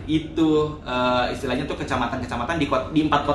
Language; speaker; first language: Indonesian; native; Indonesian